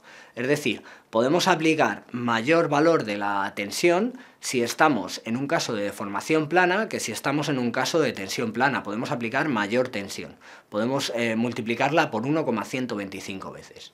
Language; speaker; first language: Spanish; native; Spanish